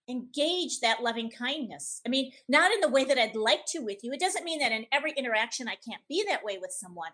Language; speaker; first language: English; native; English